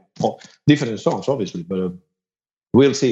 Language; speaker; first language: English; non-native, fluent; Spanish